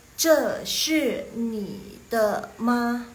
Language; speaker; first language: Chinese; non-native, fluent; Indonesian